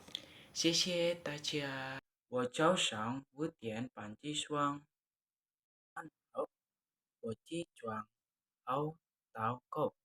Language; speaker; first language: Chinese; non-native, learner; Indonesian